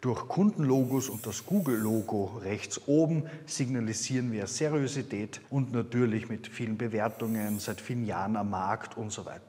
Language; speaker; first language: German; native; German